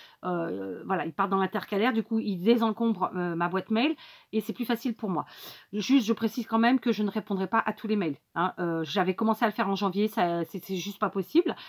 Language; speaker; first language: French; native; French